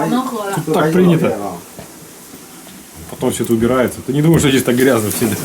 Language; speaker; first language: Russian; native; Russian